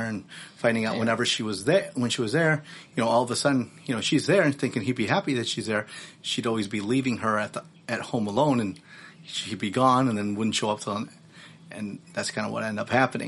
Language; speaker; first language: English; early bilingual, other home language; Filipino